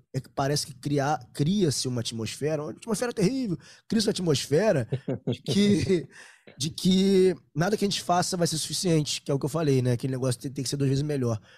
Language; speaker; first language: Portuguese; native; Portuguese